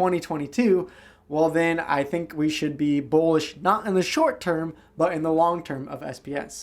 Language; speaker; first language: English; native; English